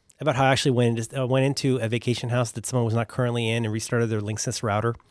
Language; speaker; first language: English; native; English